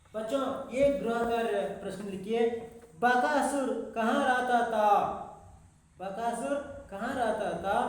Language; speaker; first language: Hindi; non-native, local second language; Kannada